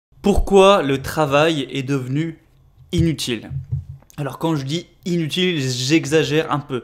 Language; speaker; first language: French; native; French